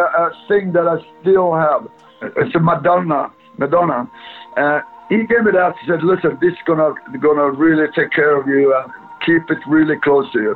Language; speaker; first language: English; non-native, fluent; Swedish